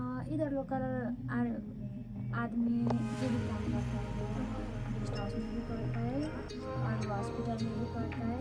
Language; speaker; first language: Hindi; non-native, learner; Nepali